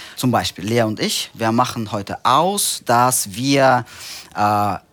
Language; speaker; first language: German; non-native, fluent; Russian